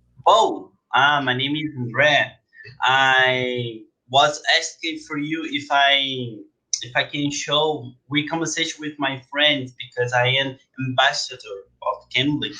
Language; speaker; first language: English; non-native, learner; Portuguese